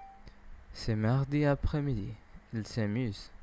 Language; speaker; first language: French; non-native, learner; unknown